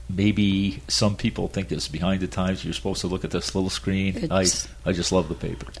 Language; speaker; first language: English; native; English